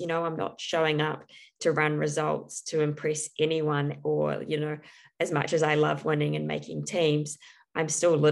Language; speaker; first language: English; native; English